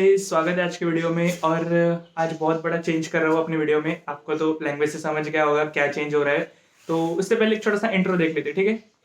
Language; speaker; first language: Hindi; non-native, local second language; Marathi